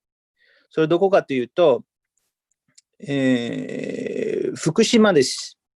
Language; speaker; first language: Japanese; non-native, fluent; Swedish